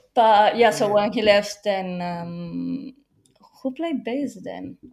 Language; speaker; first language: English; non-native, fluent; Spanish